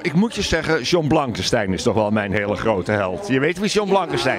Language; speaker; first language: Dutch; native; Dutch